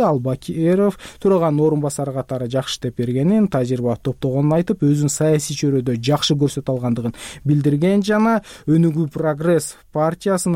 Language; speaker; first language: Kyrgyz; native; Kyrgyz